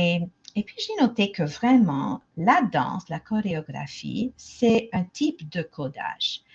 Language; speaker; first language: French; non-native, local second language; English